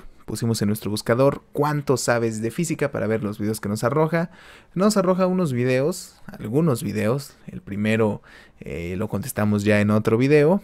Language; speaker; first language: Spanish; native; Spanish